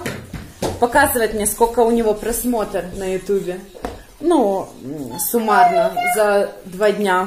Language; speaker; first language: Russian; native; Russian